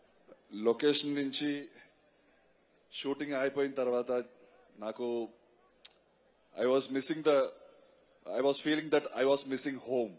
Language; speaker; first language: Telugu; non-native, learner; Malayalam